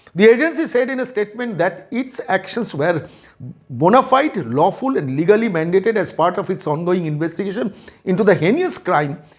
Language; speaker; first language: English; non-native, local second language; Bangla